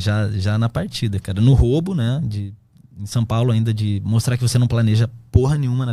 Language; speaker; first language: Portuguese; native; Portuguese